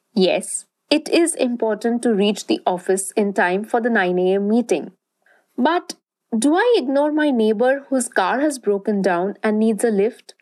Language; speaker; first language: English; non-native, local second language; Bangla